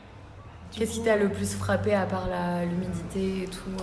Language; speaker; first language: French; native; French